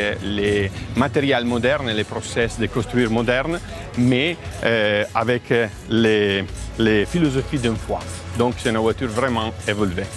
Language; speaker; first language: French; non-native, learner; Italian